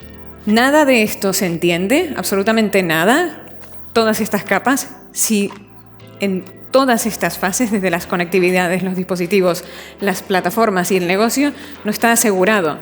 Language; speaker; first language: Spanish; native; Spanish